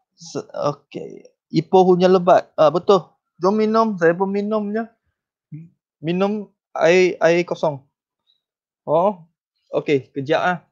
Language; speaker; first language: Malay; non-native, local second language; Chinese